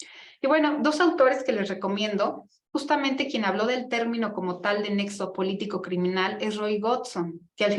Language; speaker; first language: Spanish; native; Spanish